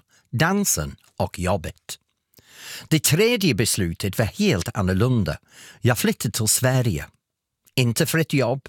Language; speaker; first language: Swedish; non-native, fluent; English